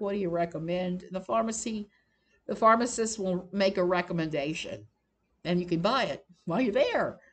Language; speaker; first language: English; native; English